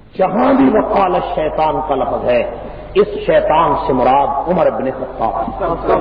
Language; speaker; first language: Urdu; non-native, local second language; Punjabi